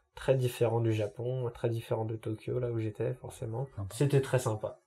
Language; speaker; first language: French; native; French